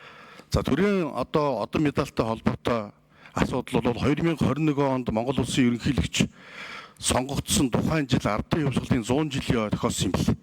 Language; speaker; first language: Mongolian; native; Mongolian